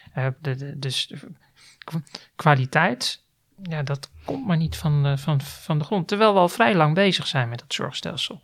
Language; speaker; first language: Dutch; native; Dutch